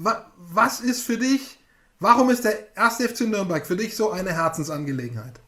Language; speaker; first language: German; native; German